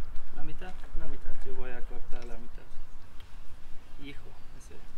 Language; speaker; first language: Spanish; non-native, learner; German